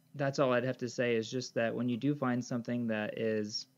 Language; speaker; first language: English; native; English